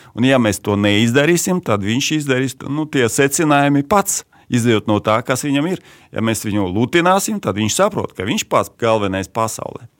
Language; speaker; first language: Latvian; non-native, local second language; Russian